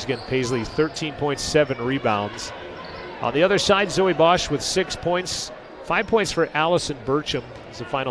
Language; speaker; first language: English; native; English